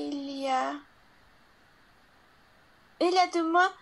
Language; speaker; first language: French; non-native, learner; Spanish